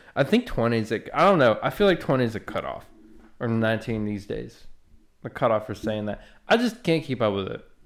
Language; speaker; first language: English; native; English